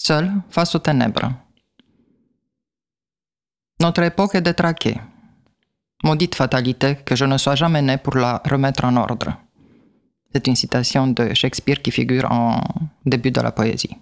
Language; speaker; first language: French; native; French